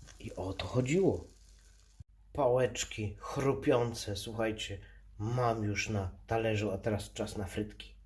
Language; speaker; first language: Polish; native; Polish